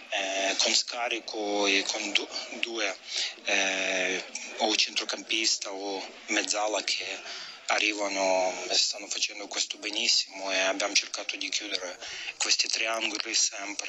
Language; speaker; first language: Italian; non-native, fluent; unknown